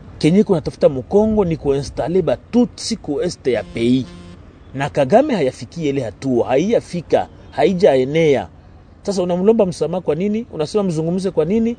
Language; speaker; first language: Swahili; native; Swahili